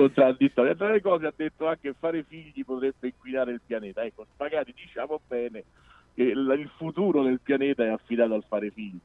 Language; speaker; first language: Italian; native; Italian